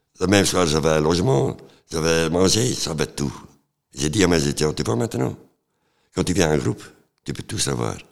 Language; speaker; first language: French; non-native, local second language; Dutch